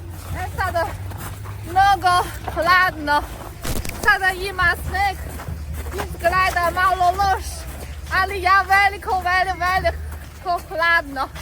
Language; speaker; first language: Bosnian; non-native, learner; Chinese